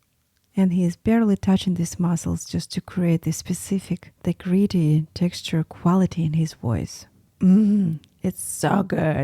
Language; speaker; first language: English; non-native, fluent; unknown